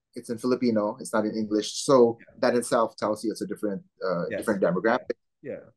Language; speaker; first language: English; non-native, local second language; Filipino